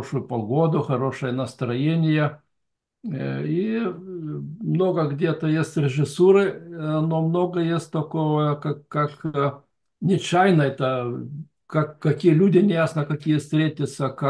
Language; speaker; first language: Russian; non-native, fluent; Lithuanian